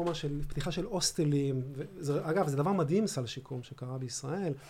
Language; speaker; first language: Hebrew; native; Hebrew